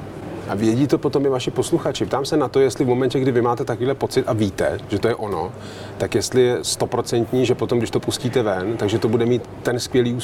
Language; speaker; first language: Czech; native; Czech